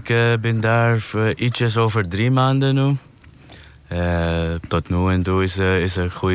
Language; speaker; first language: Dutch; non-native, fluent; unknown